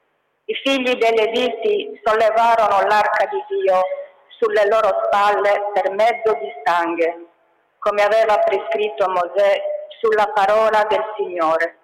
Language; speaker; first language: Italian; native; Italian